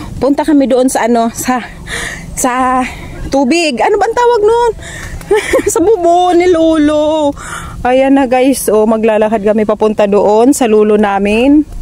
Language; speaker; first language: Filipino; non-native, local second language; Hiligaynon